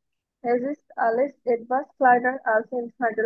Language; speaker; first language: German; non-native, learner; Bangla